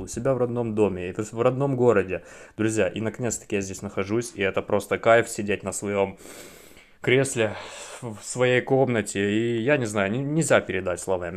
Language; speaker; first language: Russian; native; Russian